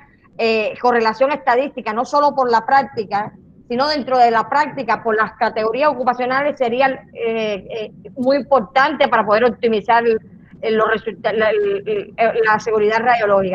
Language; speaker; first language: Spanish; native; Spanish